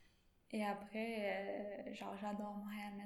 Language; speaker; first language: French; non-native, local second language; English